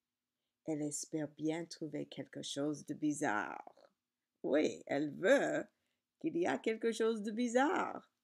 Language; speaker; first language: French; non-native, learner; English